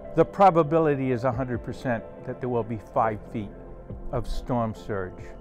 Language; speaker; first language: English; native; English